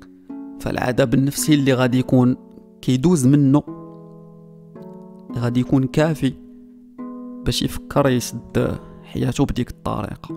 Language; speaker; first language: Arabic; native; Arabic